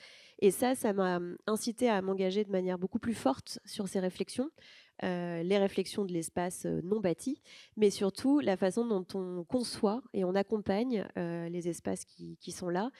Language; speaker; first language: French; native; French